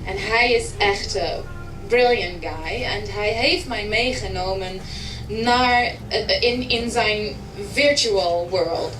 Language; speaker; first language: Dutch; early bilingual, heritage; English